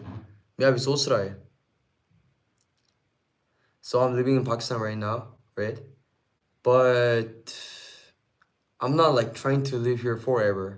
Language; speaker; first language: English; non-native, fluent; Korean